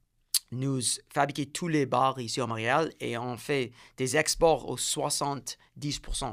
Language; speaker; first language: French; non-native, learner; English